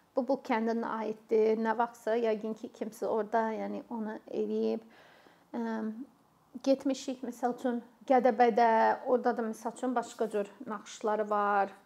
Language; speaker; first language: Azerbaijani; non-native, fluent; English